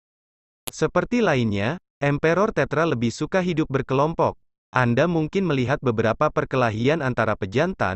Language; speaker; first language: Indonesian; native; Indonesian